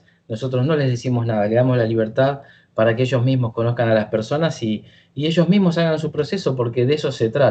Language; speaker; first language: Spanish; native; Spanish